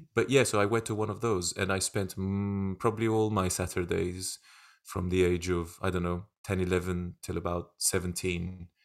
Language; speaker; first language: English; non-native, fluent; Turkish